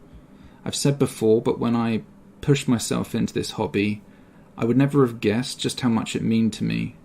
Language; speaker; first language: English; native; English